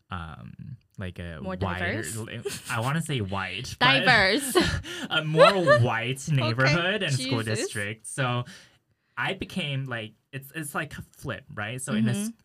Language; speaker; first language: English; early bilingual, other home language; Chinese